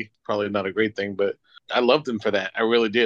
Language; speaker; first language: English; native; English